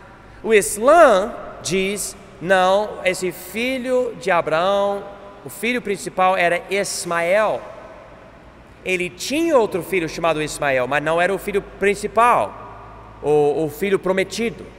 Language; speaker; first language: Portuguese; non-native, fluent; English